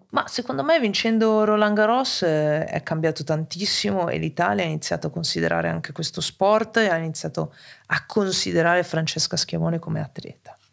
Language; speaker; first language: Italian; native; Italian